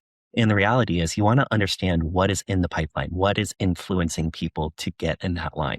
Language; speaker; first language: English; native; English